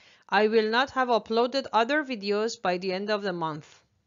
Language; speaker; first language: English; non-native, fluent; Persian